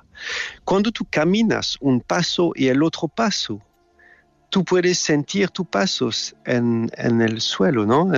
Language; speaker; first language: Spanish; non-native, learner; French